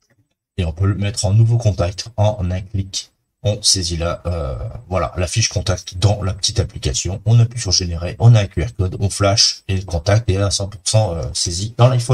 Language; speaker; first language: French; native; French